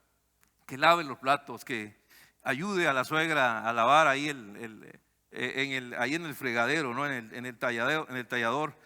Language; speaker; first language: Spanish; native; Spanish